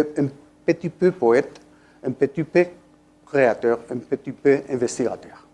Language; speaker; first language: French; non-native, fluent; Spanish